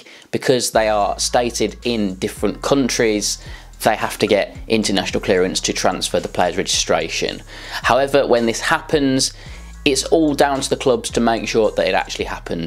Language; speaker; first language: English; native; English